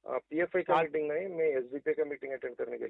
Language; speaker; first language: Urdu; non-native, local second language; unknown